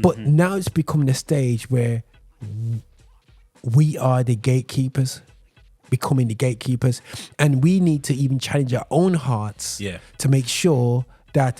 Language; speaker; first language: English; native; English